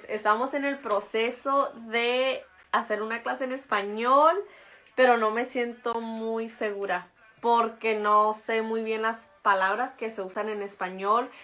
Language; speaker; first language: Spanish; early bilingual, heritage; Spanish